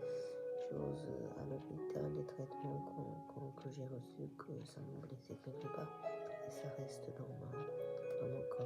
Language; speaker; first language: French; non-native, learner; Japanese